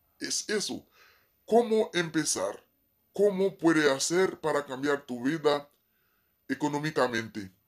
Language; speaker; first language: Spanish; non-native, fluent; Haitian Creole